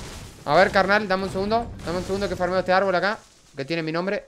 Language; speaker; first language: Spanish; native; Spanish